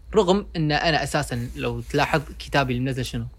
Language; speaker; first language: Arabic; native; Arabic